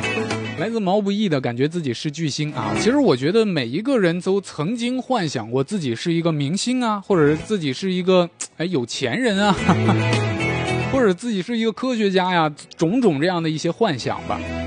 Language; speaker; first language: Chinese; native; Chinese